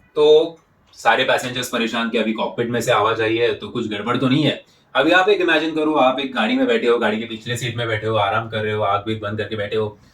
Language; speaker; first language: Hindi; non-native, local second language; Marathi